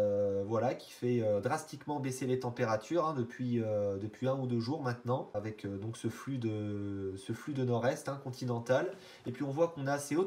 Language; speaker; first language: French; native; French